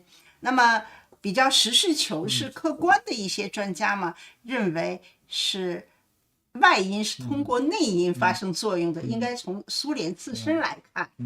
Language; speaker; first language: Chinese; native; Chinese